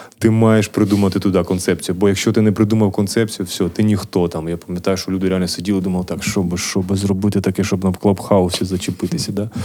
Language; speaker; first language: Ukrainian; native; Ukrainian